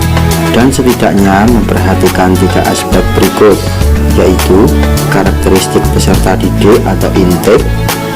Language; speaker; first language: Indonesian; native; Indonesian